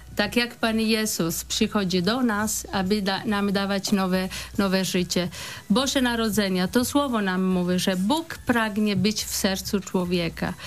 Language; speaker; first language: Polish; non-native, fluent; Italian